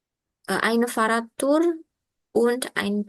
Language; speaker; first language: German; non-native, learner; Indonesian